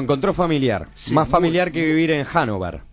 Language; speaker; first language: Spanish; native; Spanish